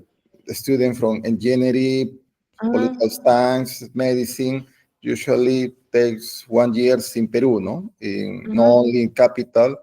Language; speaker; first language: English; non-native, learner; Spanish